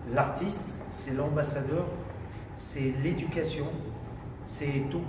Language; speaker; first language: French; non-native, local second language; Arabic